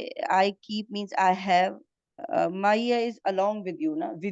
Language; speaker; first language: English; non-native, learner; Arabic